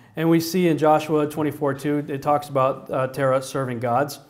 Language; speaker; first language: English; native; English